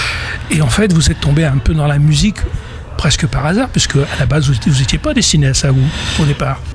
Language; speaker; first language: French; native; French